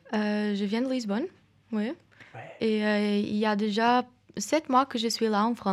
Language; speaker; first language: French; non-native, fluent; Portuguese